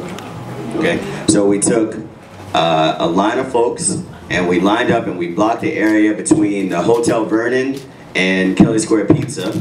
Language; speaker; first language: English; native; English